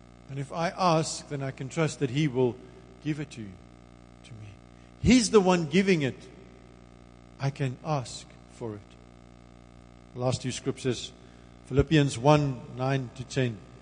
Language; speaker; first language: English; non-native, local second language; Afrikaans